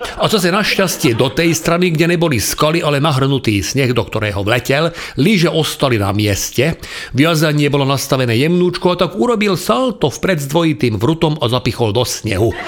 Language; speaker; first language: Slovak; non-native, local second language; Hungarian